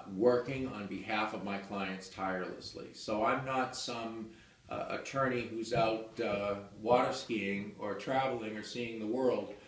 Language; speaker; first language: English; native; English